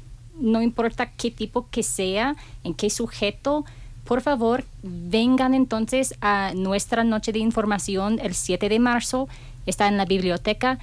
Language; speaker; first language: Spanish; non-native, fluent; English